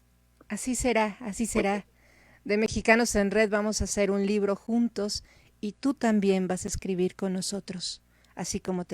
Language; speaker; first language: Spanish; native; Spanish